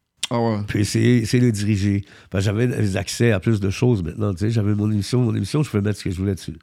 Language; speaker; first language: French; early bilingual, heritage; French